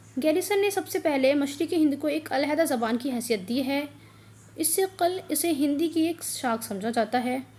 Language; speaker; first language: Urdu; native; Urdu